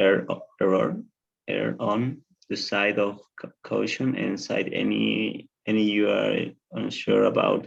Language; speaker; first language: English; non-native, learner; Spanish